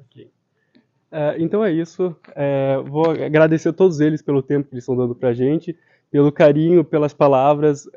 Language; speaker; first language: Portuguese; native; Portuguese